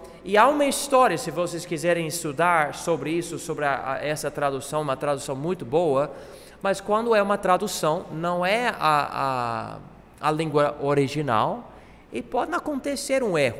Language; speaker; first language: Portuguese; non-native, fluent; English